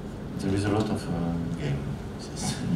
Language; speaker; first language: English; non-native, learner; French